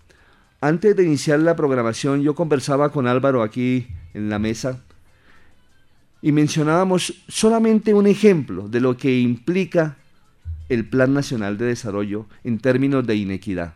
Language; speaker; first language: Spanish; native; Spanish